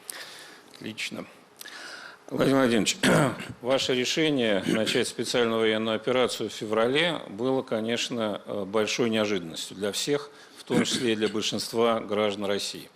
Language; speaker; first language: Russian; native; Russian